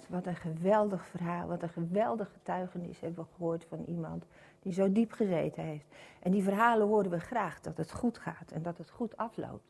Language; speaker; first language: Dutch; native; Dutch